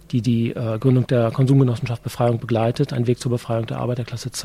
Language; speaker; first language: German; native; German